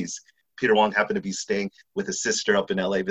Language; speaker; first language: English; native; English